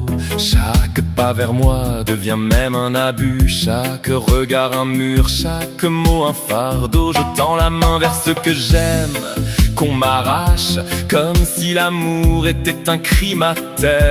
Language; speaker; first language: French; native; French